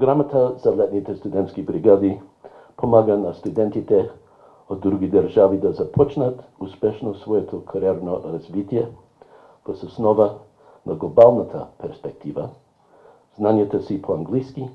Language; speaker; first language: Bulgarian; non-native, fluent; English